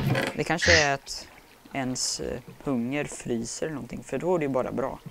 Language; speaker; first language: Swedish; native; Swedish